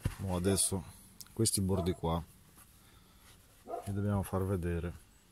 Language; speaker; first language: Italian; non-native, fluent; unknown